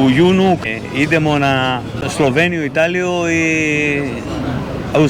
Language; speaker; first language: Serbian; non-native, learner; Greek